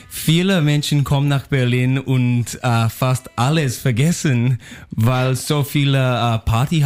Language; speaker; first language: German; non-native, learner; English